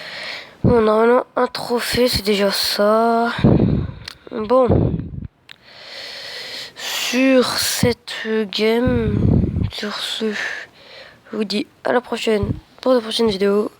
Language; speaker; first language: French; native; French